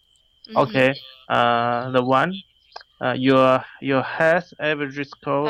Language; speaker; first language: English; non-native, learner; Chinese